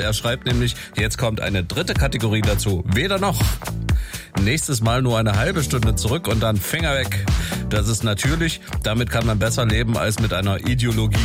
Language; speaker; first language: German; native; German